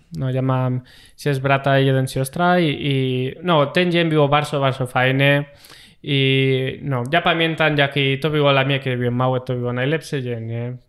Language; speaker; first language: Polish; non-native, learner; Spanish